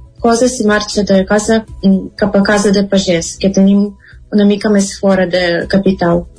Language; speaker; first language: Catalan; non-native, fluent; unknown